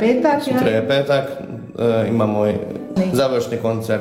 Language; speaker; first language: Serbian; non-native, local second language; Hungarian